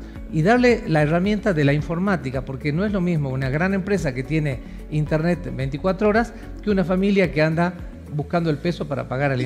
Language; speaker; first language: Spanish; native; Spanish